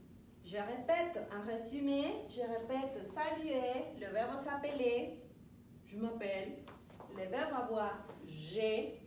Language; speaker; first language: French; non-native, fluent; Spanish